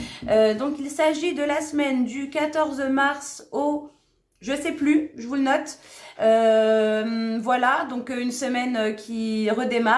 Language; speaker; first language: French; native; French